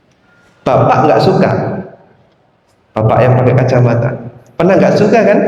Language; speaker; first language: Indonesian; native; Indonesian